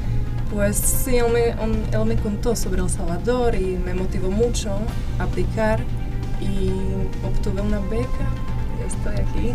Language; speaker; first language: Spanish; non-native, fluent; Slovak